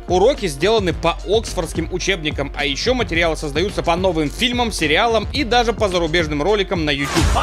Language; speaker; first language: Russian; native; Russian